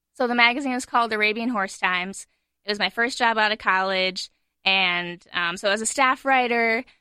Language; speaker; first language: English; native; English